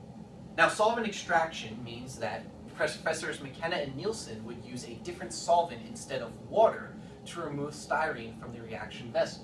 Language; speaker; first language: English; native; English